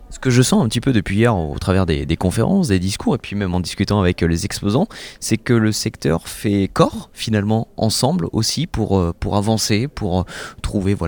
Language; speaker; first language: French; native; French